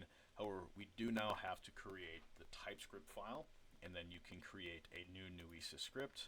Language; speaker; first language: English; native; English